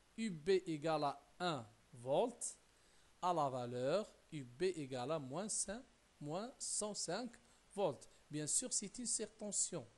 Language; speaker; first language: French; non-native, local second language; Arabic